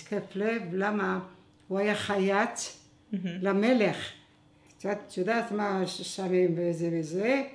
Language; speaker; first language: Hebrew; non-native, fluent; Arabic